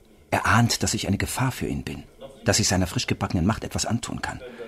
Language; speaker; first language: German; native; German